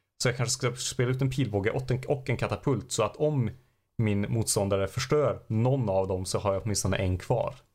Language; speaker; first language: Swedish; native; Swedish